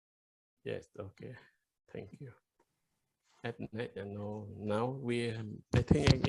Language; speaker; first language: English; non-native, learner; Vietnamese